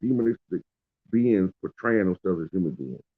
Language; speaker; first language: English; native; English